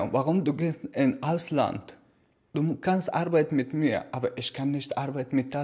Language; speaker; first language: German; non-native, learner; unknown